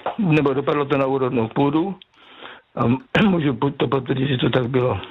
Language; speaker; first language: Czech; native; Czech